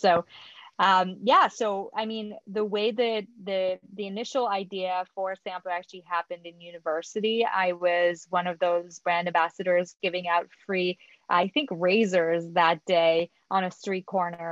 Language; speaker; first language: English; non-native, fluent; French